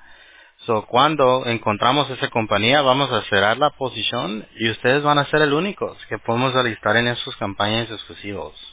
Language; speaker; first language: Spanish; early bilingual, heritage; Spanish